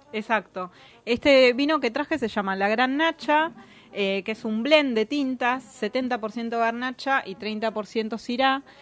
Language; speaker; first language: Spanish; native; Spanish